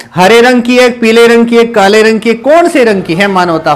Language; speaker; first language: Hindi; native; Hindi